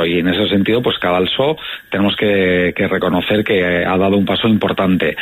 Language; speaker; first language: Spanish; native; Spanish